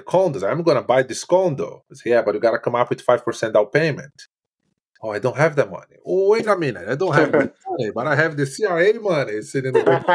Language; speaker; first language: English; non-native, fluent; Portuguese